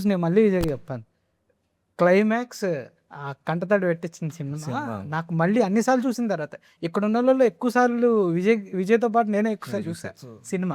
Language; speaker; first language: Telugu; native; Telugu